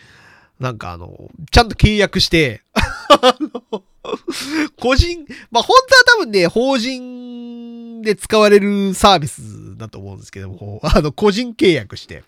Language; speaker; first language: Japanese; native; Japanese